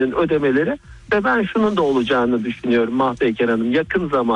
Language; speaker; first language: Turkish; native; Turkish